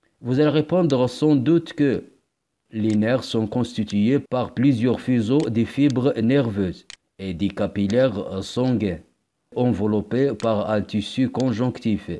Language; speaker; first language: French; non-native, local second language; Arabic